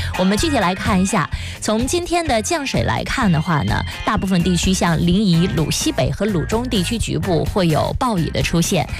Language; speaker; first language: Chinese; native; Chinese